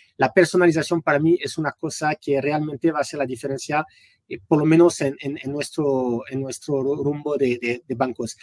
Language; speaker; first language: Spanish; non-native, fluent; French